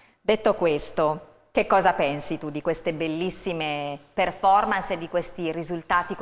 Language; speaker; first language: Italian; native; Italian